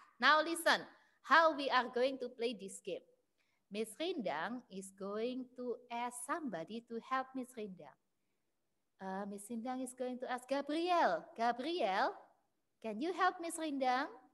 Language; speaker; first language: English; non-native, fluent; Indonesian